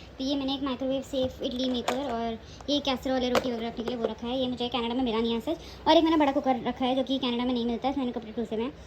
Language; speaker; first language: Hindi; native; Hindi